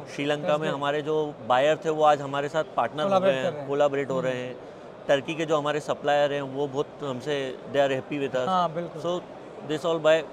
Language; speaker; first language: Hindi; native; Hindi